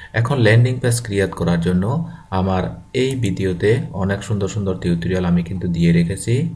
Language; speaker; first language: Bangla; non-native, local second language; Chakma